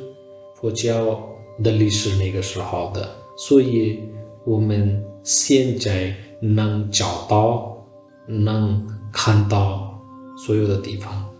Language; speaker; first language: Chinese; non-native, learner; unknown